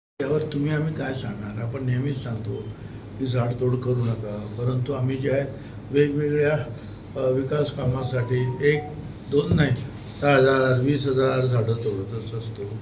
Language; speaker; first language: Marathi; native; Marathi